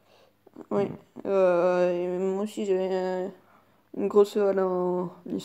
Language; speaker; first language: French; native; French